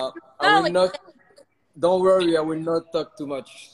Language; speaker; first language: English; non-native, fluent; French